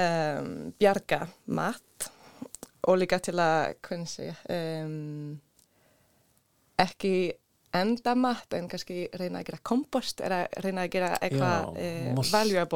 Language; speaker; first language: Icelandic; non-native, learner; Swedish